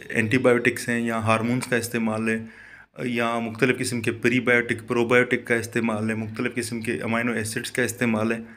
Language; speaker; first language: Urdu; non-native, local second language; Sindhi